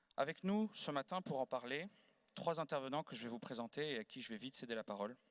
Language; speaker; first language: French; native; French